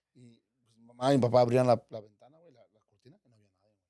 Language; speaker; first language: Spanish; early bilingual, heritage; Spanish